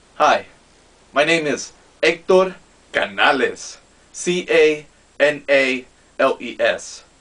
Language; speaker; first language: English; native; English